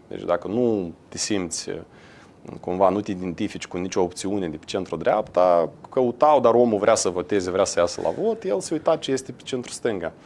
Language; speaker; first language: Romanian; native; Romanian